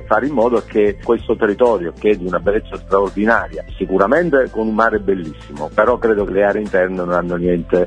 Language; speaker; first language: Italian; native; Italian